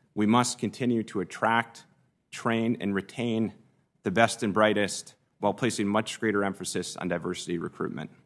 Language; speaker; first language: English; native; English